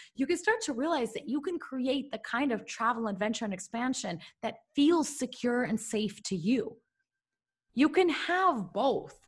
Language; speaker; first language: English; early bilingual, other home language; Russian